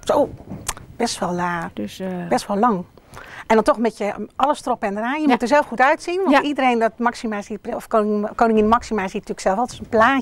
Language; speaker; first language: Dutch; native; Dutch